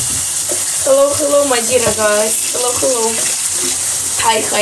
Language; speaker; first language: English; non-native, learner; Russian